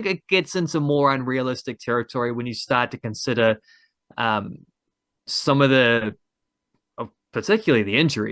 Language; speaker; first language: English; native; English